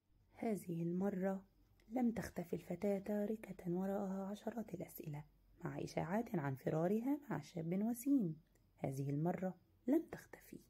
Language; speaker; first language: Arabic; native; Arabic